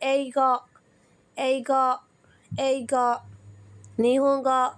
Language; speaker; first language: Japanese; non-native, fluent; Burmese